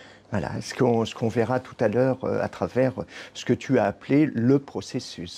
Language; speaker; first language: French; native; French